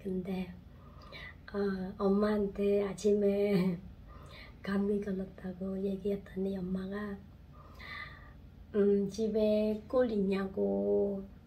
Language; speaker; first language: Korean; non-native, fluent; Khmer